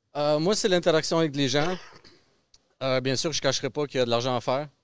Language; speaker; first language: French; early bilingual, other home language; Russian